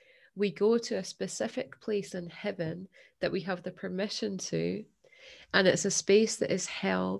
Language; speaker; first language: English; native; English